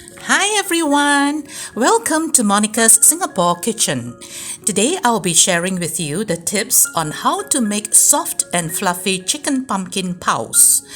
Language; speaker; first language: English; native; English